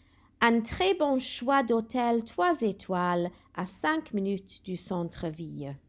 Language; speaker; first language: French; non-native, fluent; Welsh